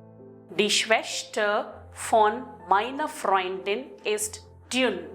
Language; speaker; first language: German; non-native, fluent; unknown